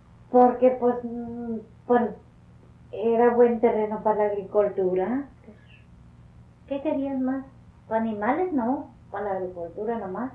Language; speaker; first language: Spanish; early bilingual, heritage; Spanish